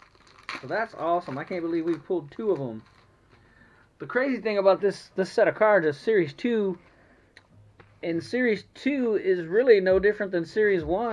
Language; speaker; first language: English; native; English